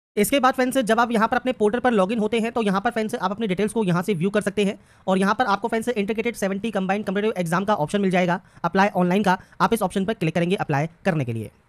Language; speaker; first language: Hindi; native; Hindi